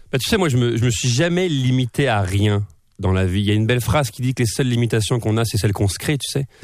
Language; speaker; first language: French; native; French